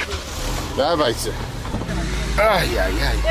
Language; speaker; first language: Russian; non-native, learner; English